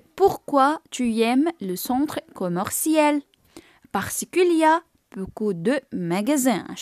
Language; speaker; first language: French; non-native, fluent; Arabic